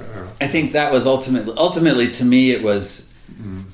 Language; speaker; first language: English; early bilingual, other home language; Swiss German